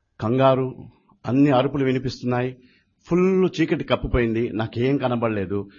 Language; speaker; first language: Telugu; native; Telugu